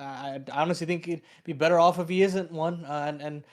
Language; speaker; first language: English; native; English